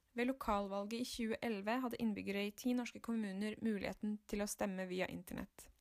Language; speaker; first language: Norwegian; native; Norwegian